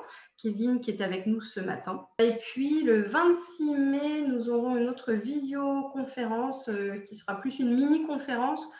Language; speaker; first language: French; native; French